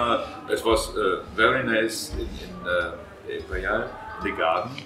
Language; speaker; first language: English; non-native, learner; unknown